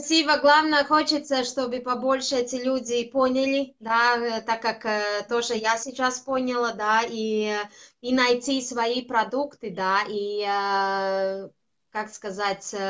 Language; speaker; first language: Russian; non-native, local second language; Latvian